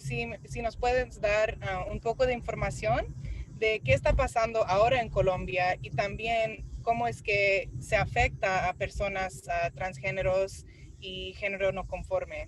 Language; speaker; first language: Spanish; early bilingual, heritage; Spanish